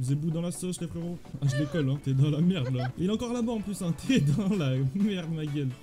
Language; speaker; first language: French; native; French